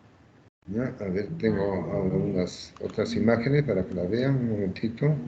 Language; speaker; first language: Spanish; native; Spanish